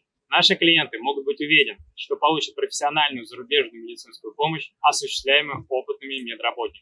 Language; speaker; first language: Russian; native; Russian